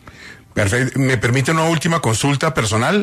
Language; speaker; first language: Spanish; native; Spanish